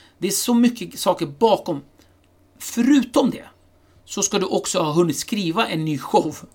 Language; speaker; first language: Swedish; early bilingual, other home language; Kurdish